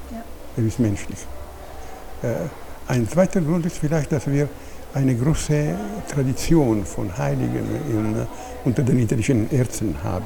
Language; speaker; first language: German; non-native, fluent; Italian